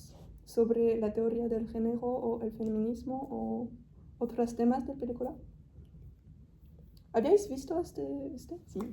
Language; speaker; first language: Spanish; non-native, fluent; French